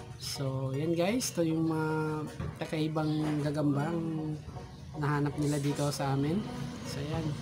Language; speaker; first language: Filipino; non-native, local second language; Iloko